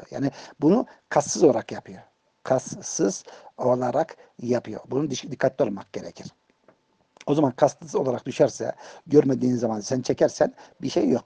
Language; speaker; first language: Turkish; native; Turkish